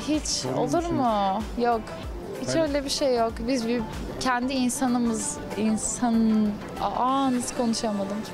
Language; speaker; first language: Turkish; non-native, learner; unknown